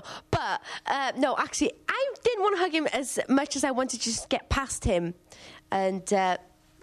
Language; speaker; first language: English; native; English